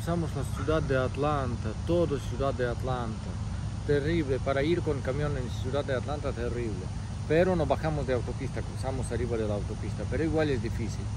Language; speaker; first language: Spanish; native; Spanish